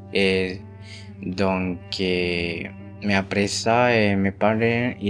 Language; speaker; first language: French; non-native, fluent; Spanish